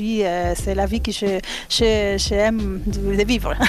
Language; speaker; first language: French; non-native, learner; Spanish